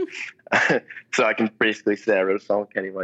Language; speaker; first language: English; native; English